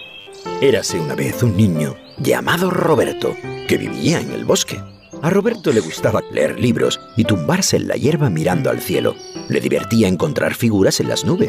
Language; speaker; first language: Spanish; native; Spanish